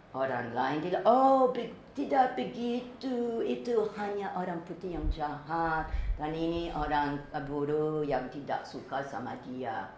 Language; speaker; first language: Indonesian; non-native, fluent; English